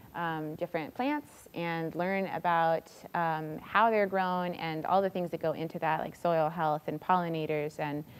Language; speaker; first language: English; native; English